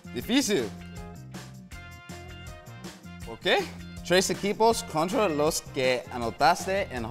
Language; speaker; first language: Spanish; non-native, learner; Dutch